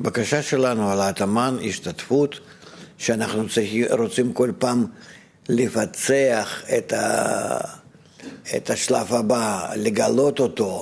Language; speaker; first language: Hebrew; non-native, fluent; Russian